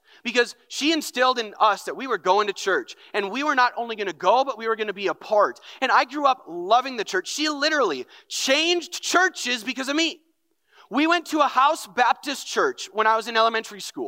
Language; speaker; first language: English; native; English